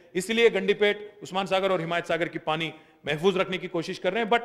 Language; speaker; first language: Hindi; non-native, local second language; Telugu